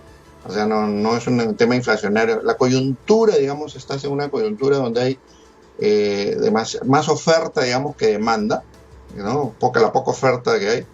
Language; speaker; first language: Spanish; native; Spanish